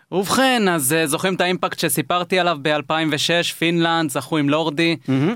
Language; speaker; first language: Hebrew; native; Hebrew